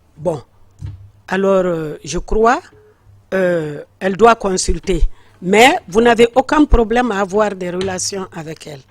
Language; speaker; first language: French; non-native, local second language; Fula